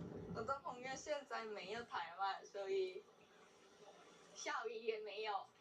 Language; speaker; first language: Chinese; non-native, learner; Korean